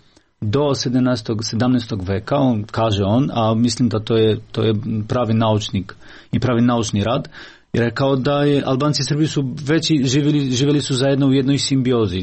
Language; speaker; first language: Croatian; non-native, local second language; Albanian